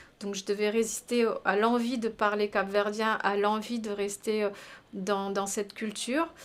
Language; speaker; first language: French; early bilingual, other home language; Kabuverdianu